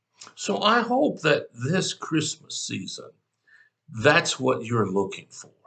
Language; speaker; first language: English; native; English